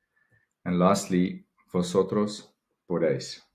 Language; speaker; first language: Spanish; non-native, fluent; English